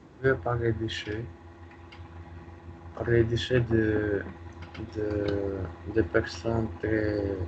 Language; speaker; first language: French; non-native, learner; Russian